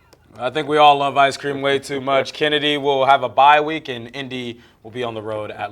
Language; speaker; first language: English; native; English